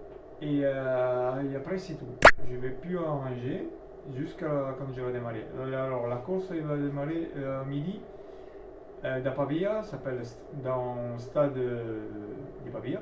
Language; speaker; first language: French; non-native, learner; Italian